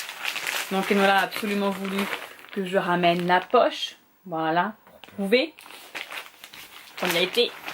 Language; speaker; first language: French; native; French